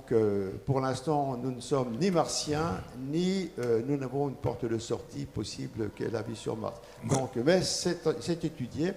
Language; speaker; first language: French; native; French